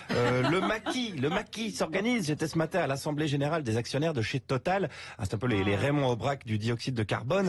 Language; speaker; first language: French; native; French